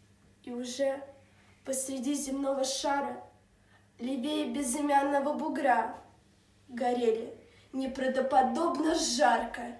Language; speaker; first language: Russian; native; Russian